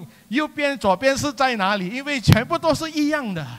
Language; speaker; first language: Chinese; non-native, local second language; English